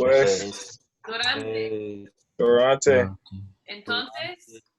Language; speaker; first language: Spanish; non-native, fluent; English